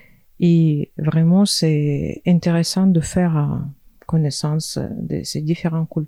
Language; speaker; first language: French; non-native, fluent; Russian